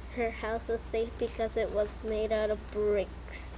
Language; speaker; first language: English; early bilingual, other home language; Spanish